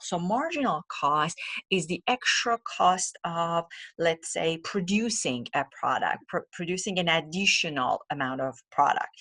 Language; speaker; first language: English; non-native, fluent; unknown